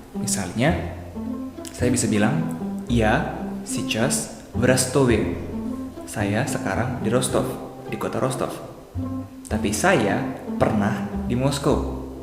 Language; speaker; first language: Indonesian; native; Indonesian